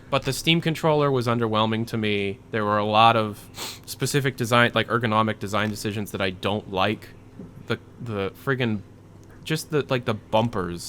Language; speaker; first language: English; native; English